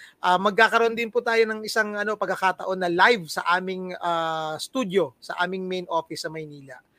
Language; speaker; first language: Filipino; non-native, local second language; Cebuano